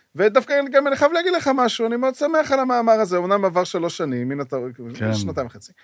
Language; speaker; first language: Hebrew; native; Hebrew